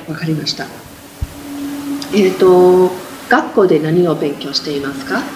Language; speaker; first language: Japanese; non-native, fluent; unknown